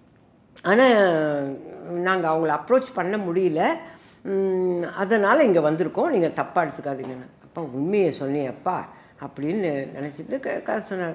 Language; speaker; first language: Tamil; native; Tamil